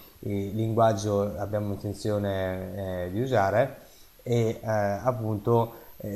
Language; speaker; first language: Italian; native; Italian